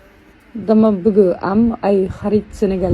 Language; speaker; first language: Wolof; non-native, learner; French